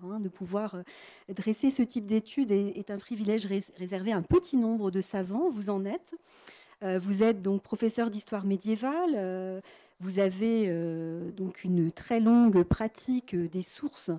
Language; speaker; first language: French; native; French